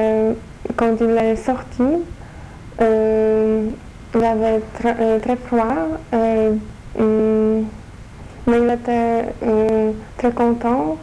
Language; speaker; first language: French; non-native, fluent; Polish